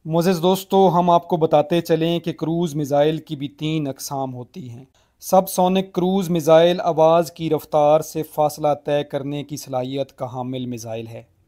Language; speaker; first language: Urdu; native; Urdu